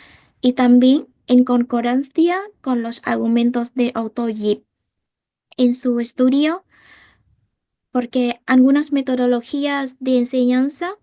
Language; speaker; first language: Spanish; non-native, fluent; Vietnamese